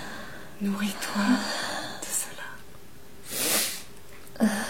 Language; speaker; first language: French; native; French